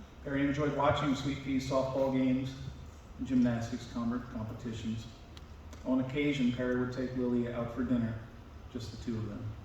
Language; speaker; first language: English; native; English